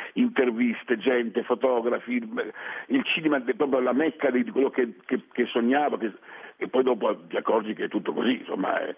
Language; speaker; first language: Italian; early bilingual, other home language; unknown